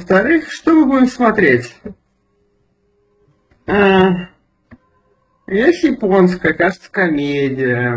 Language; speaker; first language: Russian; native; Russian